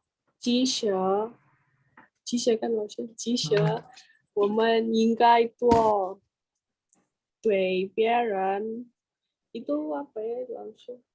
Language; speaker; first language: Chinese; non-native, learner; Indonesian